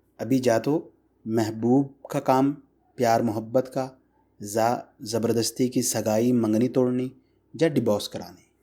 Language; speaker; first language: Hindi; non-native, fluent; Bangla